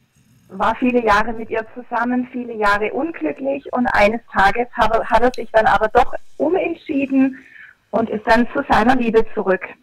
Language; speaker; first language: German; native; German